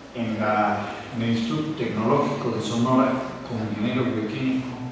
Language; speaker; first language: Spanish; native; Spanish